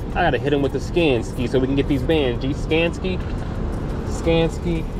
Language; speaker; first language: English; native; English